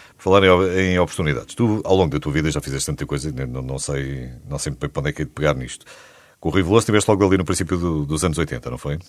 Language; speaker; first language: Portuguese; native; Portuguese